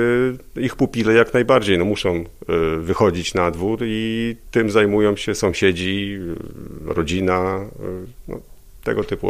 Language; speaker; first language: Polish; native; Polish